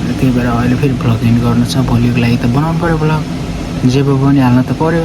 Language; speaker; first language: Nepali; native; Nepali